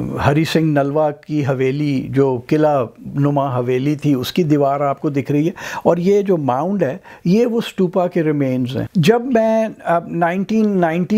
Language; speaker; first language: Urdu; non-native, local second language; Punjabi